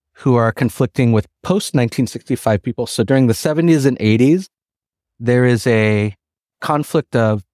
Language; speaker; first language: English; early bilingual, other home language; Filipino